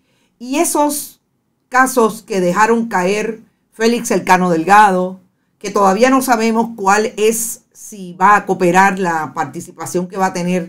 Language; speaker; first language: Spanish; native; Spanish